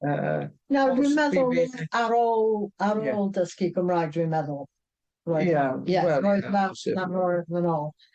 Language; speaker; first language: Welsh; non-native, fluent; English